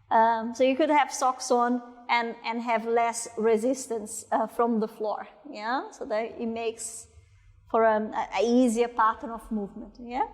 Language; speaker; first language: English; non-native, fluent; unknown